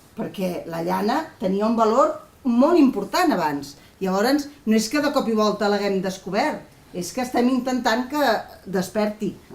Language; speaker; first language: Catalan; non-native, local second language; Spanish